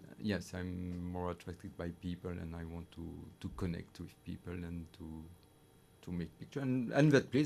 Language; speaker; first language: English; non-native, fluent; French